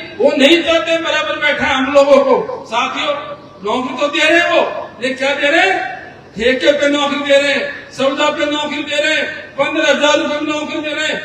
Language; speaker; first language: Hindi; native; Hindi